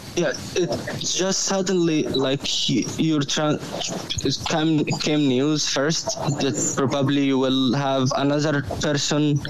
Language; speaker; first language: English; non-native, learner; Arabic